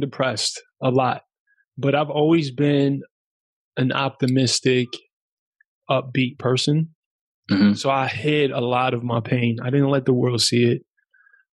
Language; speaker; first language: English; early bilingual, other home language; German